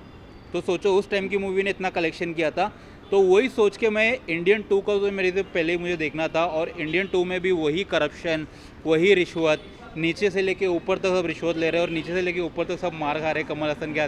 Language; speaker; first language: Hindi; native; Hindi